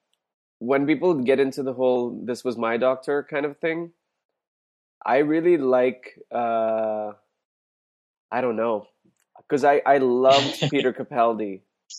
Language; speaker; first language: English; non-native, local second language; Hindi